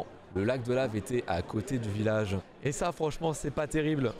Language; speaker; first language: French; native; French